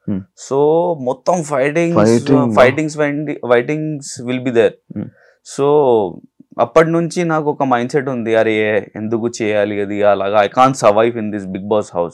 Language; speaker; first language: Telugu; non-native, local second language; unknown